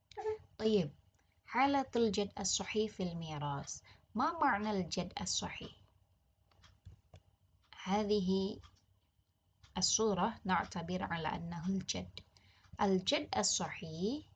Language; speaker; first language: Arabic; non-native, fluent; Indonesian